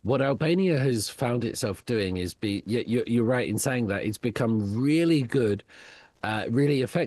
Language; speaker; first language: English; native; English